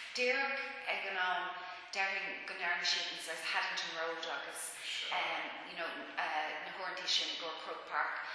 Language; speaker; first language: Irish; non-native, local second language; English